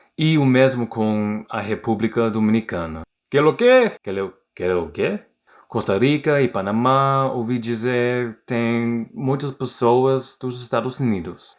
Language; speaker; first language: Portuguese; non-native, learner; English